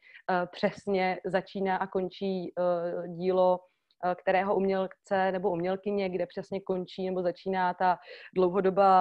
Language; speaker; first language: Czech; native; Czech